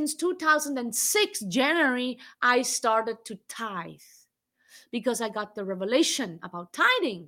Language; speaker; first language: English; non-native, fluent; Swiss German